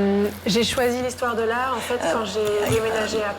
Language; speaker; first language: French; non-native, fluent; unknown